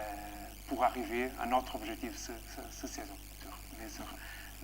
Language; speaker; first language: French; non-native, fluent; Portuguese